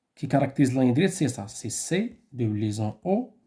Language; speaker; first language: French; non-native, local second language; Arabic